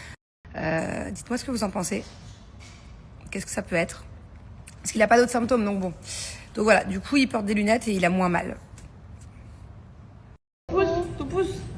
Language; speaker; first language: French; native; French